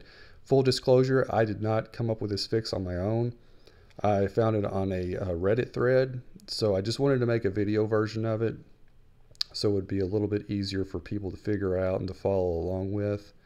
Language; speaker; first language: English; native; English